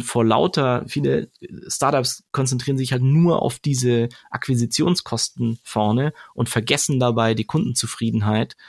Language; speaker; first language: German; native; German